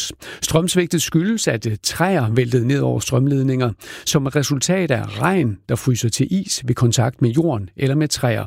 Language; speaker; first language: Danish; native; Danish